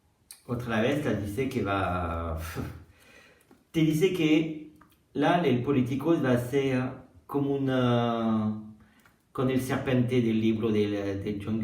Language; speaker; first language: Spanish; non-native, learner; French